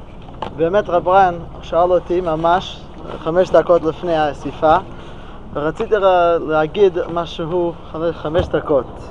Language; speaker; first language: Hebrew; non-native, learner; English